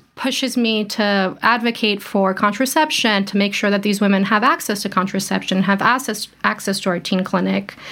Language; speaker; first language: English; early bilingual, other home language; Portuguese